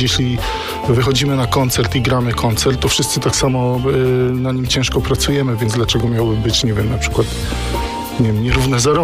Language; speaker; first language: Polish; native; Polish